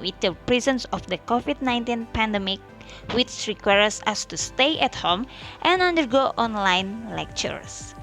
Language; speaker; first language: English; non-native, learner; Indonesian